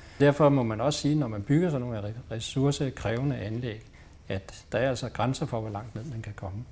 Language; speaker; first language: Danish; native; Danish